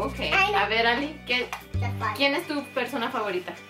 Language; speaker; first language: Spanish; early bilingual, heritage; Spanish